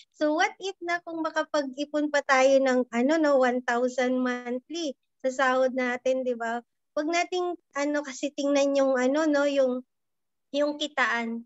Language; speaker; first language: Filipino; native; Filipino